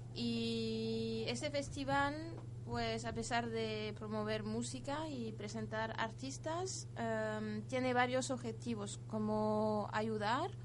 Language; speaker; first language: Spanish; non-native, fluent; French